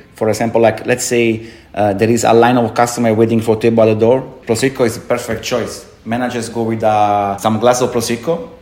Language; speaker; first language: English; non-native, fluent; Italian